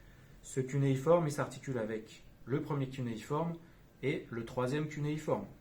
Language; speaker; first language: French; native; French